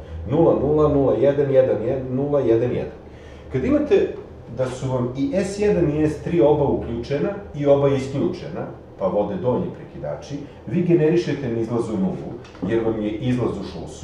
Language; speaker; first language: Serbian; native; Serbian